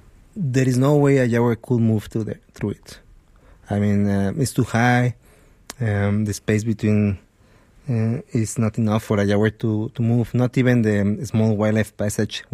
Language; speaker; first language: English; non-native, fluent; Spanish